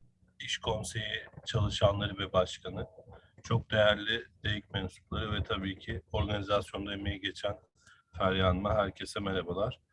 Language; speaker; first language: Turkish; native; Turkish